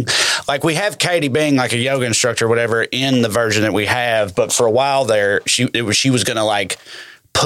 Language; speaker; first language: English; native; English